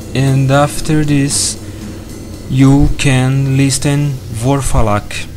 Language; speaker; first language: English; non-native, learner; Portuguese